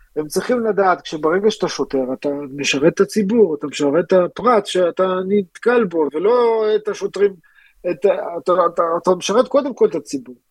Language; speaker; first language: Hebrew; early bilingual, other home language; Russian